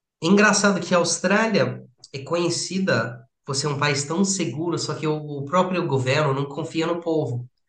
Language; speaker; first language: Portuguese; non-native, fluent; English